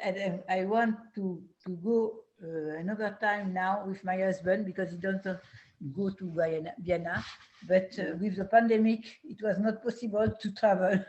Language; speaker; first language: English; non-native, learner; French